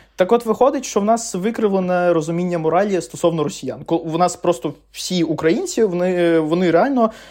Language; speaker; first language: Ukrainian; non-native, local second language; Russian